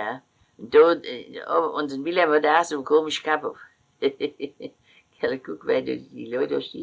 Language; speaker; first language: German; native; German